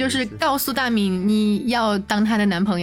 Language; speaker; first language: Chinese; native; Chinese